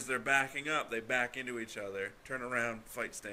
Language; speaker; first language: English; native; English